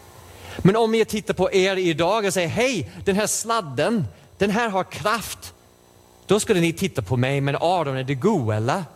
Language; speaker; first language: Swedish; non-native, fluent; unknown